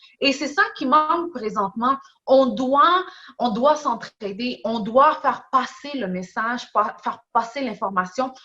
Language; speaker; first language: French; early bilingual, other home language; Portuguese